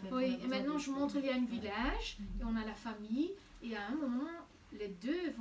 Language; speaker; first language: French; non-native, local second language; Dutch